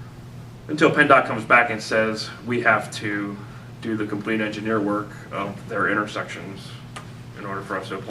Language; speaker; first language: English; native; English